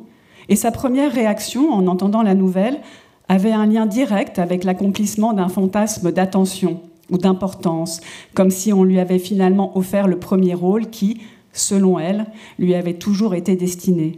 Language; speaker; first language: French; native; French